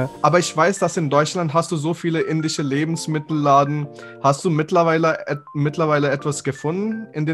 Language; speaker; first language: German; non-native, fluent; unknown